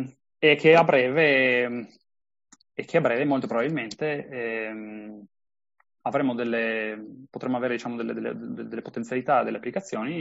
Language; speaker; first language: Italian; native; Italian